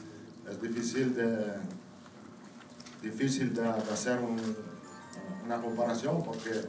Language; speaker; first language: Spanish; non-native, fluent; Italian